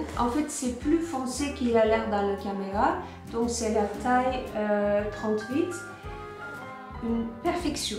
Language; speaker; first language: French; non-native, fluent; Turkish